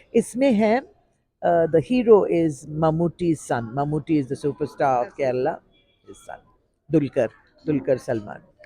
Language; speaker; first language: English; non-native, local second language; Tamil